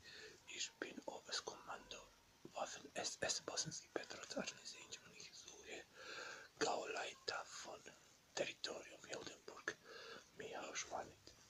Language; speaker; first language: German; non-native, learner; Bosnian